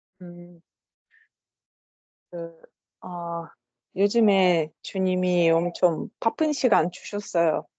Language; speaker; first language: Korean; non-native, learner; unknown